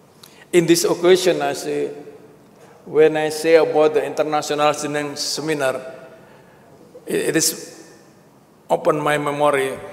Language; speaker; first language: English; non-native, learner; Indonesian